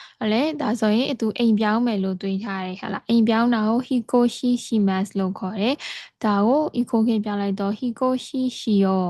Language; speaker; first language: Burmese; native; Burmese